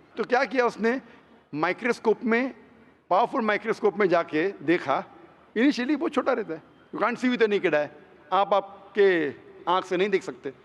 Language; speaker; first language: Hindi; non-native, local second language; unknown